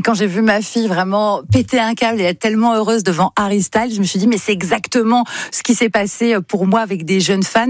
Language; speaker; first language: French; native; French